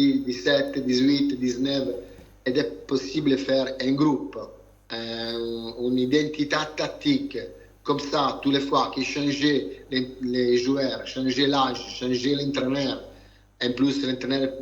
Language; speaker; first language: French; non-native, learner; Italian